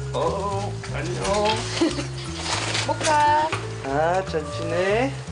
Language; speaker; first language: Korean; non-native, learner; French